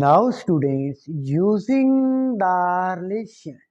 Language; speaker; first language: English; non-native, local second language; Punjabi